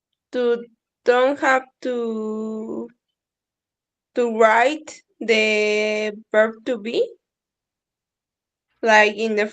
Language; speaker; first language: English; non-native, learner; Spanish